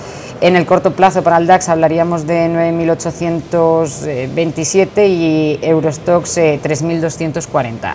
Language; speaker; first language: Spanish; native; Spanish